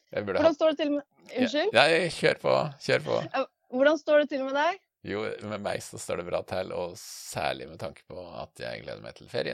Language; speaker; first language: Norwegian; native; Norwegian